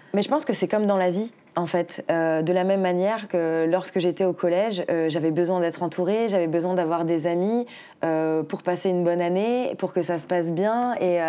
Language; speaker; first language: French; native; French